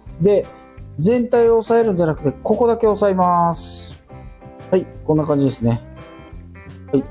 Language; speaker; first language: Japanese; native; Japanese